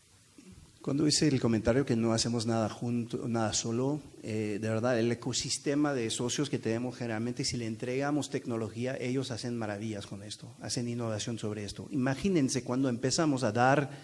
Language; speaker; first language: Spanish; non-native, fluent; French